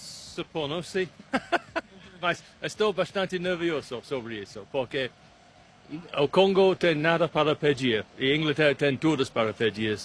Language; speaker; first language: Portuguese; non-native, learner; English